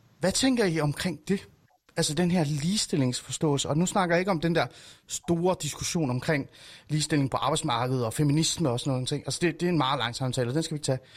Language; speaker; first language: Danish; early bilingual, other home language; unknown